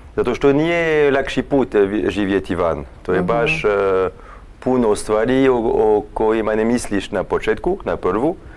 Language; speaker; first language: Croatian; non-native, fluent; French